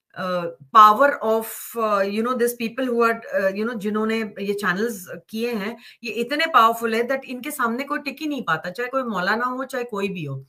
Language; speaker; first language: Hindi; native; Hindi